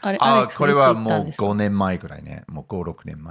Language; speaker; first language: Japanese; non-native, fluent; English